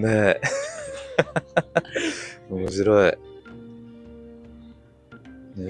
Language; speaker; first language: Japanese; non-native, learner; English